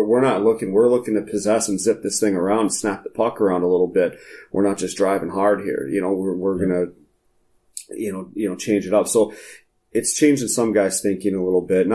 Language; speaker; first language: English; native; English